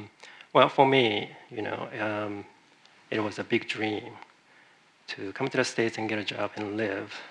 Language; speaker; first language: English; non-native, fluent; Japanese